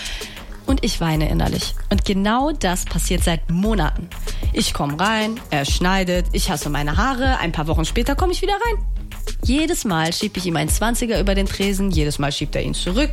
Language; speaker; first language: German; early bilingual, other home language; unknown